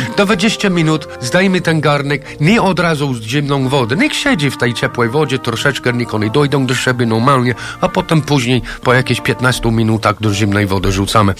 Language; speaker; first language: Polish; non-native, fluent; English